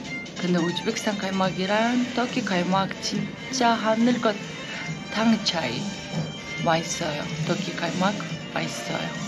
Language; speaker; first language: Korean; non-native, fluent; Uzbek